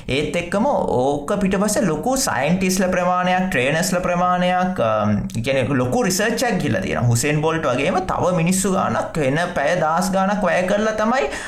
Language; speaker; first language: Sinhala; native; Sinhala